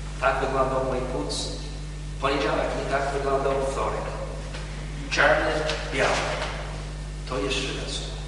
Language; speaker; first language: Polish; non-native, learner; English